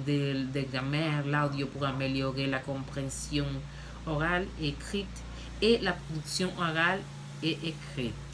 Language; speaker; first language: French; non-native, learner; Spanish